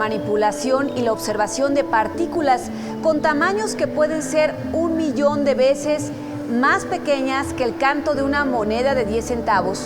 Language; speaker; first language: Spanish; native; Spanish